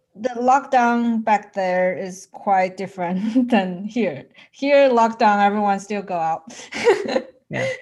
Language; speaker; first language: English; non-native, fluent; Chinese